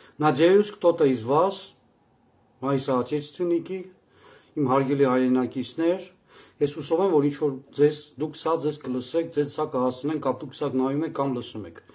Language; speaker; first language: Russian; non-native, local second language; Armenian